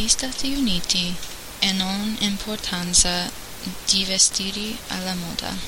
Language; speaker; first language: Italian; non-native, learner; English